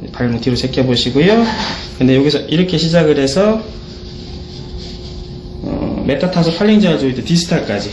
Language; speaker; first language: Korean; native; Korean